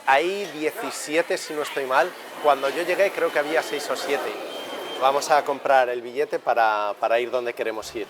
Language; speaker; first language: Spanish; native; Spanish